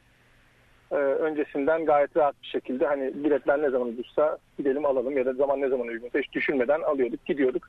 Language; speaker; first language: Turkish; native; Turkish